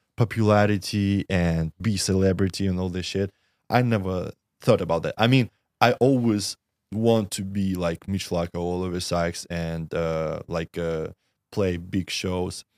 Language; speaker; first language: English; non-native, learner; Russian